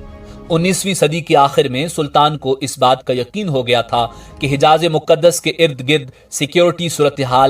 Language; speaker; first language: Urdu; native; Urdu